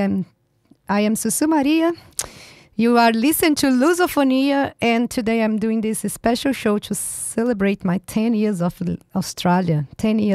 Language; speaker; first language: English; non-native, fluent; Portuguese